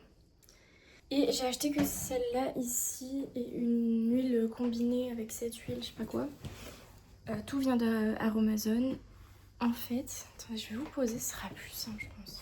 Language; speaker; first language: French; native; French